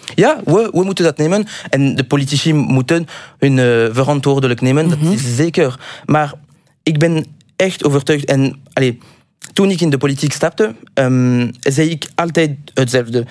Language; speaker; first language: Dutch; non-native, local second language; French